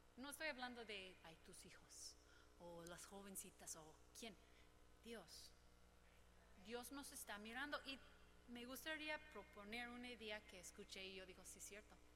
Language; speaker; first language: Spanish; non-native, fluent; English